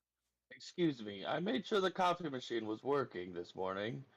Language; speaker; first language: English; native; English